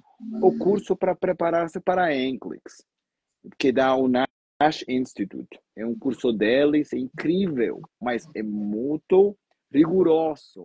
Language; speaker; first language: Portuguese; non-native, fluent; Spanish